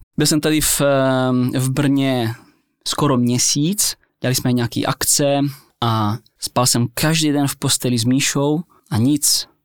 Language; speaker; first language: Czech; early bilingual, heritage; Czech